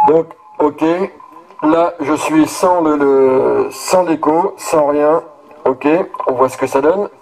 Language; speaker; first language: French; native; French